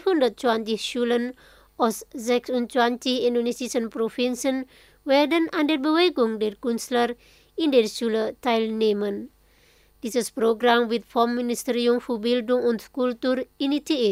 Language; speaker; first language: German; non-native, fluent; Indonesian